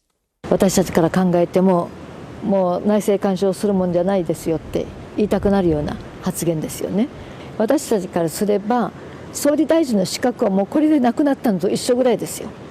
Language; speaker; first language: Japanese; native; Japanese